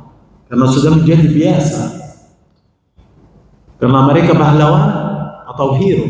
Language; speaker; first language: Indonesian; non-native, fluent; Arabic